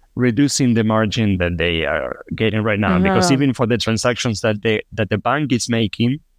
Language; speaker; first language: English; non-native, fluent; Spanish